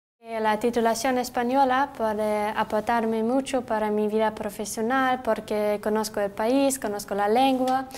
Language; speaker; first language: Spanish; non-native, fluent; German